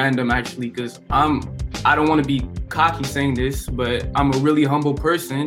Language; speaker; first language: English; non-native, fluent; French